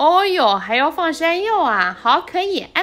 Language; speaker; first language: Chinese; native; Chinese